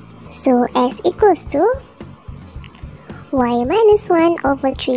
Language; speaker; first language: English; non-native, local second language; Malay